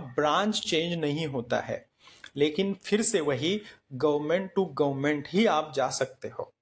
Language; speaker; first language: Hindi; non-native, local second language; Marathi